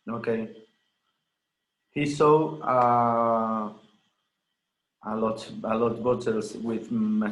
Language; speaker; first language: English; non-native, learner; Spanish